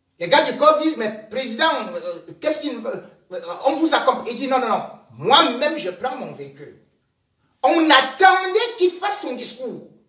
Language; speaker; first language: French; native; French